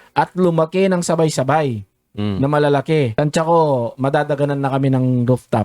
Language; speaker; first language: Filipino; native; Filipino